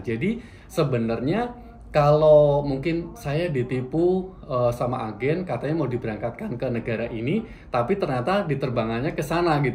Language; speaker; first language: Indonesian; native; Indonesian